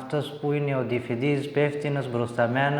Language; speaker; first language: Greek; non-native, learner; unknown